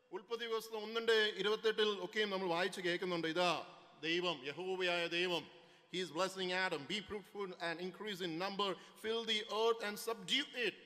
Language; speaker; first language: Malayalam; early bilingual, heritage; Malayalam